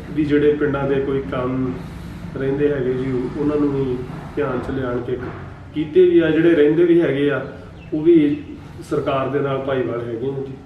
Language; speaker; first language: Punjabi; native; Punjabi